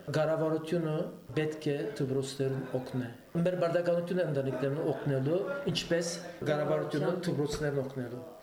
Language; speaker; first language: Armenian; early bilingual, heritage; Armenian